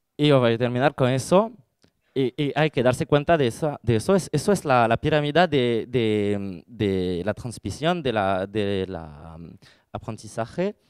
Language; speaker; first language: Spanish; non-native, fluent; French